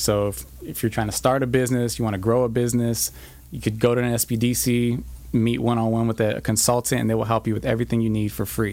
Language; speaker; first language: English; native; English